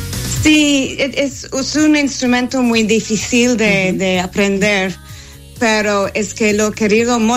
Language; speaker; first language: Spanish; non-native, fluent; English